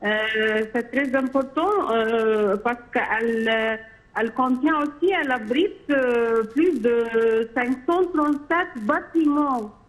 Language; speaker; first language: French; non-native, fluent; Arabic